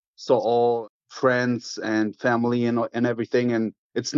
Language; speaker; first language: English; non-native, fluent; German